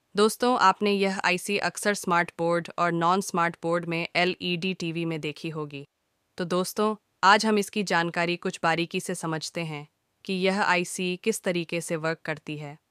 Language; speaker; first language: Hindi; native; Hindi